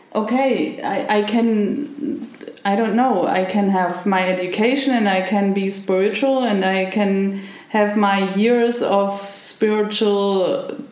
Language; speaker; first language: English; non-native, fluent; German